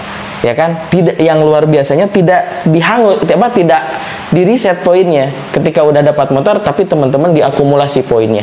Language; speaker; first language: Indonesian; non-native, local second language; Sundanese